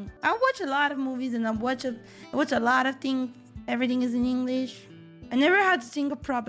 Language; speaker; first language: English; non-native, fluent; Italian